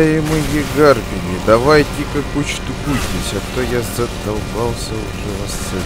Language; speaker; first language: Russian; native; Russian